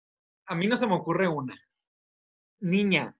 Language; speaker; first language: Spanish; native; Spanish